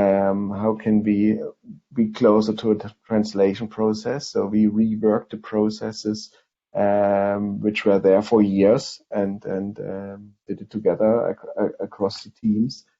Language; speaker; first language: English; non-native, fluent; German